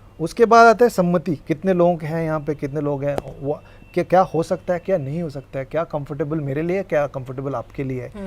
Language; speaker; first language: Hindi; non-native, local second language; Kodava